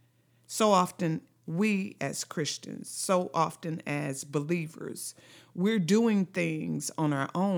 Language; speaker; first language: English; native; English